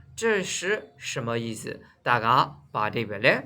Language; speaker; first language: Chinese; non-native, fluent; Burmese